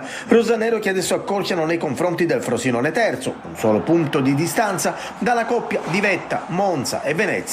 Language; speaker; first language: Italian; native; Italian